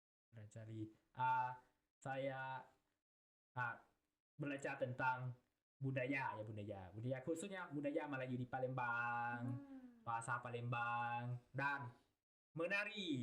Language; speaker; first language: Indonesian; non-native, learner; Thai